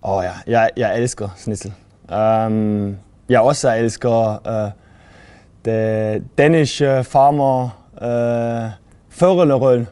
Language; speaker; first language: Danish; non-native, learner; German